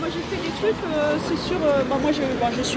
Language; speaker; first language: French; native; French